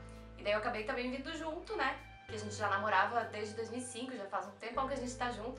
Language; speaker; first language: Portuguese; native; Portuguese